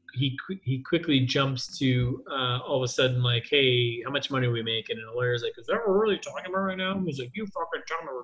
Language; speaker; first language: English; native; English